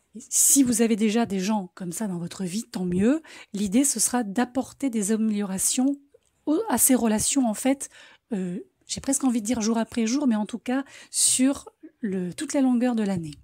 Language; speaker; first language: French; native; French